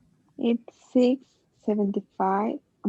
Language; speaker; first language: English; non-native, learner; Spanish